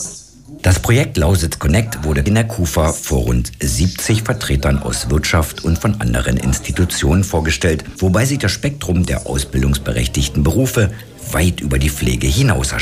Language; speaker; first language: German; native; German